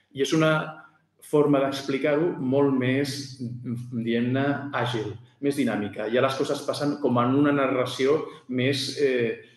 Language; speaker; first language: Catalan; native; Catalan